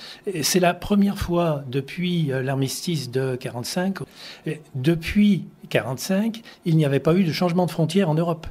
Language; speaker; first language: French; native; French